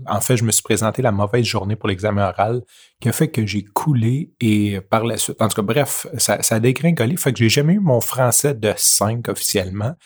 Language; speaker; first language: French; native; French